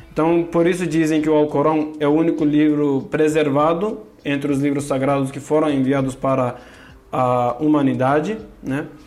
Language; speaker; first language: Portuguese; non-native, fluent; Kurdish